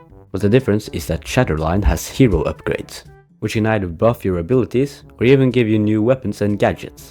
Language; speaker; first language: English; non-native, fluent; Norwegian